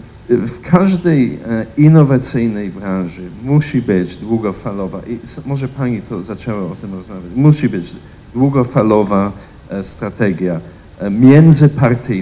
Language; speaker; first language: Polish; non-native, fluent; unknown